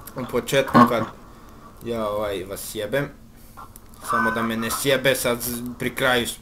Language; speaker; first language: Serbian; early bilingual, heritage; Bosnian